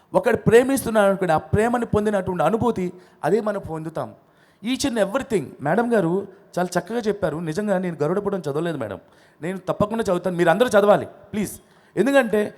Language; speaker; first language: Telugu; non-native, local second language; Odia